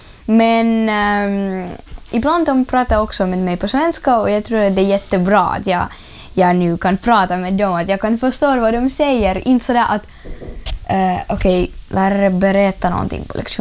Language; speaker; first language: Swedish; non-native, fluent; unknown